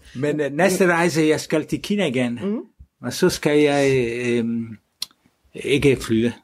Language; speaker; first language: Danish; non-native, fluent; Italian